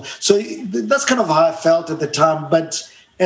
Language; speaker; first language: English; non-native, local second language; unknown